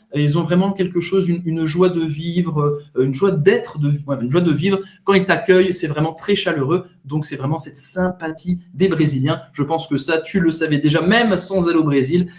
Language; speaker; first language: French; native; French